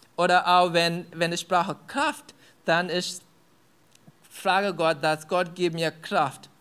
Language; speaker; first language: German; non-native, fluent; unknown